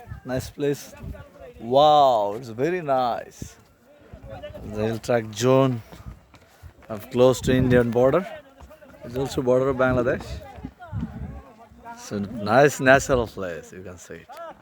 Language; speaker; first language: English; non-native, local second language; Bangla